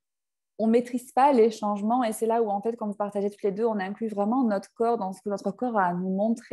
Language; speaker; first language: French; native; French